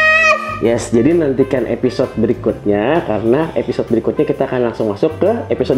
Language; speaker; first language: Indonesian; native; Indonesian